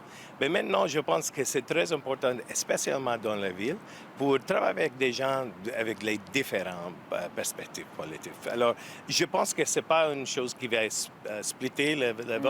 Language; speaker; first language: French; non-native, learner; English